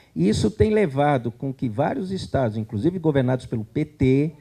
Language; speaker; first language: Portuguese; native; Portuguese